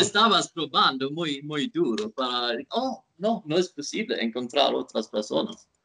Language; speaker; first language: Spanish; non-native, learner; Swedish